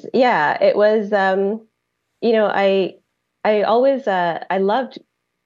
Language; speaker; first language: English; native; English